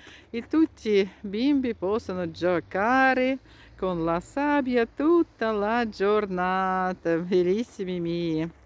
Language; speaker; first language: Italian; non-native, fluent; Russian